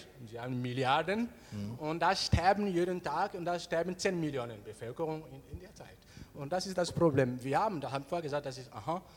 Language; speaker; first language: German; non-native, learner; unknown